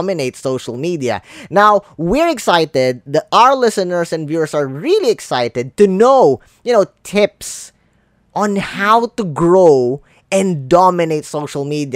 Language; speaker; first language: English; non-native, local second language; Filipino